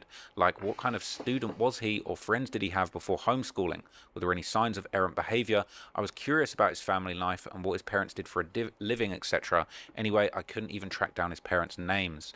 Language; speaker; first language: English; native; English